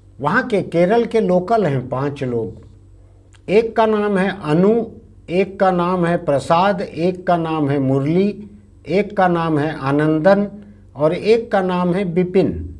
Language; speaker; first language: Hindi; native; Hindi